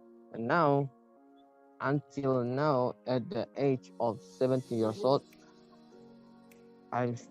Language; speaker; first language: English; non-native, learner; Indonesian